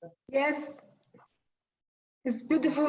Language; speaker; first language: English; non-native, learner; Italian